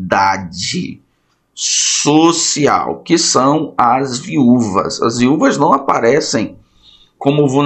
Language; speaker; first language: Portuguese; native; Portuguese